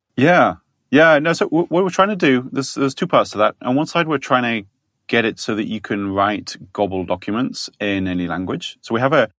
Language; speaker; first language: English; native; English